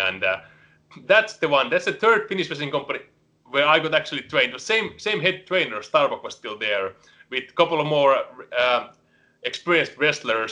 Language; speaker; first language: English; non-native, fluent; Finnish